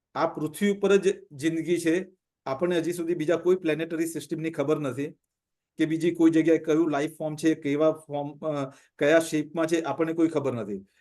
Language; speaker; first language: Gujarati; non-native, local second language; Punjabi